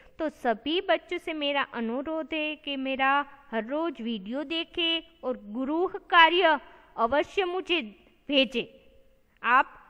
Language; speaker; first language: Hindi; non-native, local second language; Gujarati